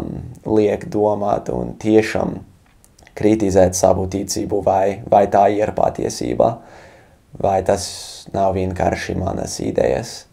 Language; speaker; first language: Latvian; non-native, fluent; English